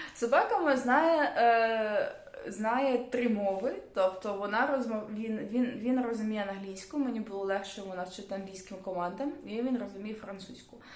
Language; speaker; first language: Ukrainian; non-native, local second language; Russian